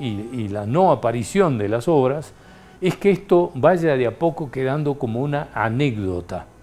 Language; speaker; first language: Spanish; native; Spanish